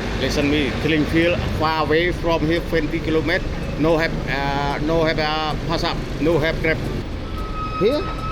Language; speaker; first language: English; non-native, learner; Khmer